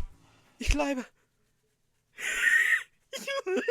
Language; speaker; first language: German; non-native, learner; English